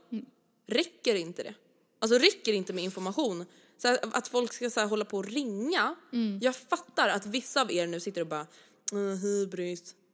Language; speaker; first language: Swedish; native; Swedish